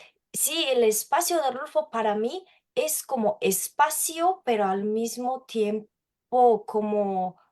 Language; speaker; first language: Spanish; non-native, fluent; Japanese